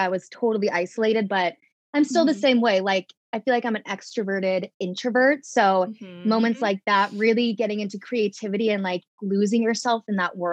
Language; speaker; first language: English; native; English